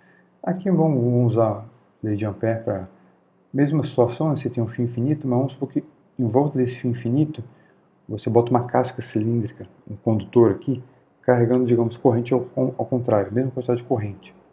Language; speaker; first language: Portuguese; native; Portuguese